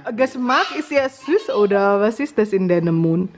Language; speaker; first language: German; non-native, learner; Indonesian